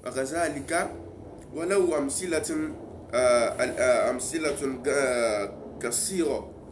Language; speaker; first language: Arabic; non-native, learner; Yoruba